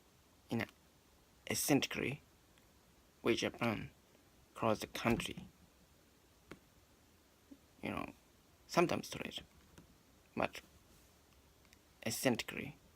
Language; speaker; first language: English; non-native, learner; Japanese